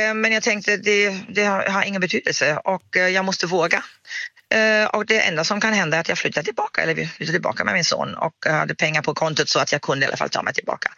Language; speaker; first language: Swedish; non-native, fluent; German